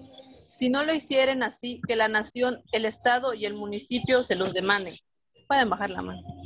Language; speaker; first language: Spanish; native; Spanish